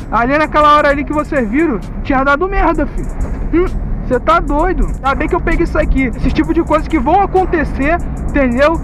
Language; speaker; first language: Portuguese; native; Portuguese